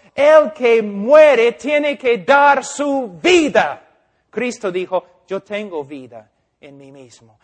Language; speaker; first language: Spanish; non-native, fluent; English